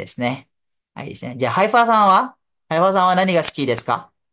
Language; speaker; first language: Japanese; non-native, fluent; Malay